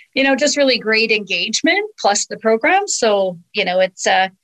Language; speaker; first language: English; native; English